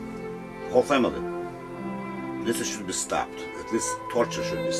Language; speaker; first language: English; non-native, learner; Russian